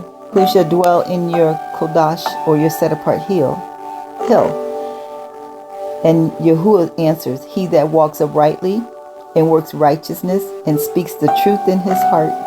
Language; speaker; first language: English; native; English